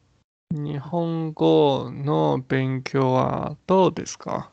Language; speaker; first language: Japanese; non-native, learner; Chinese